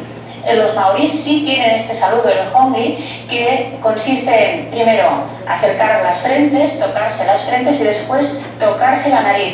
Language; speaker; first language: Spanish; native; Spanish